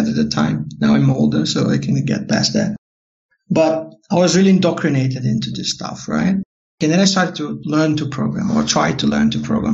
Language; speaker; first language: English; non-native, fluent; Portuguese